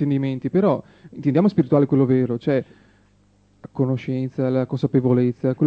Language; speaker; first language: Italian; native; Italian